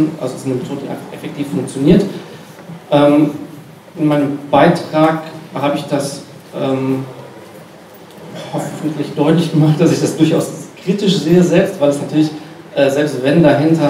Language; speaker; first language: German; native; German